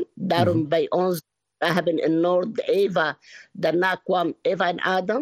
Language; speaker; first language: Dutch; non-native, learner; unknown